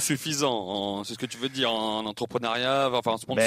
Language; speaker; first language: French; native; French